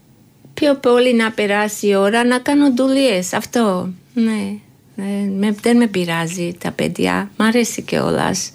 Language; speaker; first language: Greek; non-native, fluent; Georgian